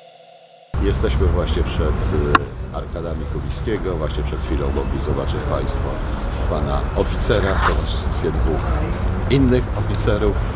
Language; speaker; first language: Polish; native; Polish